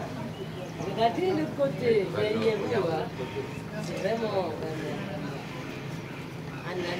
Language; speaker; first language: French; non-native, local second language; Burmese